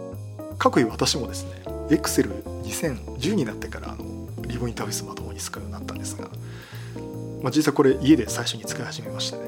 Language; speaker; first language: Japanese; native; Japanese